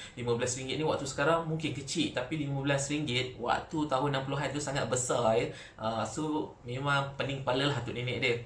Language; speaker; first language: Malay; native; Malay